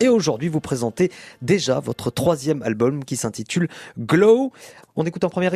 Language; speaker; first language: French; native; French